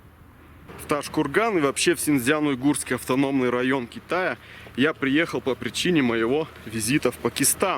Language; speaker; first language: Russian; native; Russian